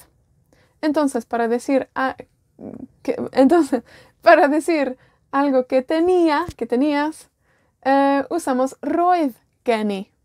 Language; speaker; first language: Spanish; non-native, fluent; Welsh